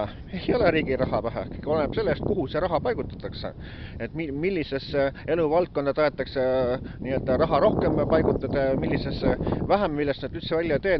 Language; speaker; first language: Estonian; native; Estonian